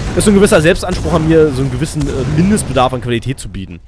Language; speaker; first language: German; native; German